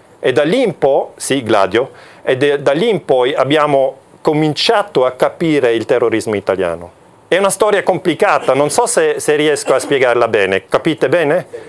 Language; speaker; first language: Italian; non-native, local second language; German